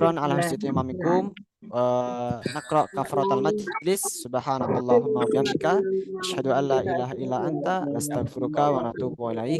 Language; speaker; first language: Arabic; non-native, fluent; Indonesian